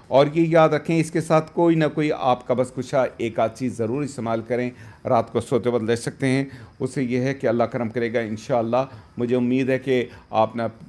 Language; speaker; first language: Urdu; native; Urdu